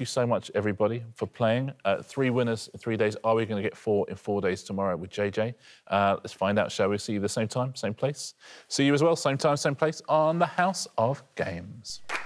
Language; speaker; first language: English; native; English